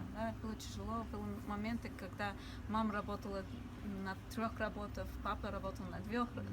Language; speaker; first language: Russian; early bilingual, heritage; English